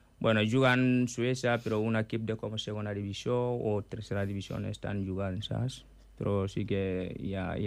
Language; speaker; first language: Catalan; non-native, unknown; Mandingo